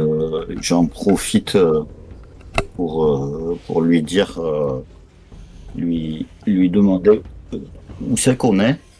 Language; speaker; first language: French; native; French